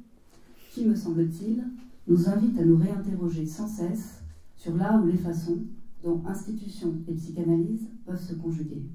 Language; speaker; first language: French; native; French